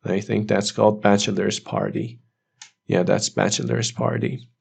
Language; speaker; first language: English; non-native, fluent; Persian